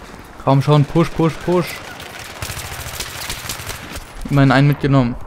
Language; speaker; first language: German; native; German